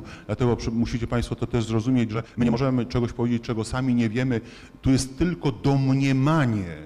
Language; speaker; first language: Polish; native; Polish